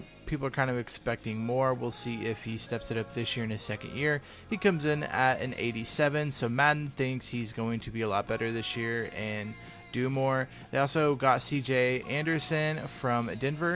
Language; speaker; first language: English; native; English